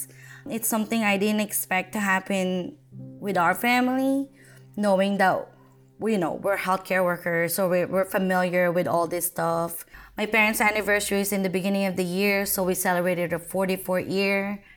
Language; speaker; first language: English; non-native, local second language; Filipino